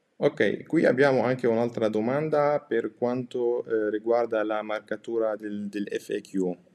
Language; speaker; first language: Italian; non-native, fluent; Arabic